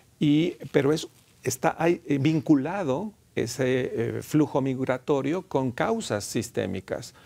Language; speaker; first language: Spanish; native; Spanish